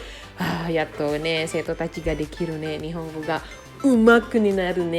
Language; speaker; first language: Japanese; non-native, fluent; Indonesian